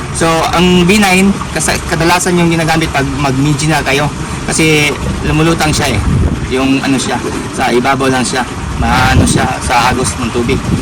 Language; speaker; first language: Filipino; non-native, local second language; Cebuano